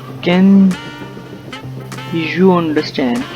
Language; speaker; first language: English; non-native, local second language; Punjabi